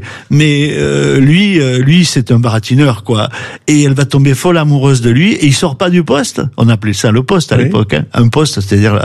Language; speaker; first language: French; native; French